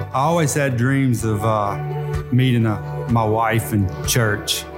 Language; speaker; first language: English; native; English